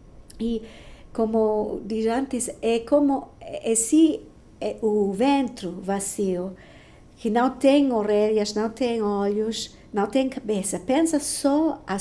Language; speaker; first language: Portuguese; non-native, fluent; Spanish